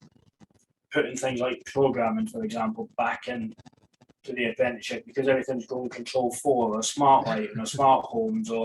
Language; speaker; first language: English; native; English